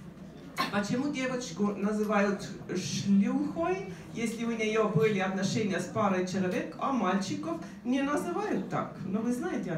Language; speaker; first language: Russian; non-native, fluent; Estonian